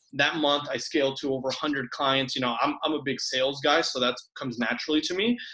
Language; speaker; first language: English; early bilingual, other home language; Spanish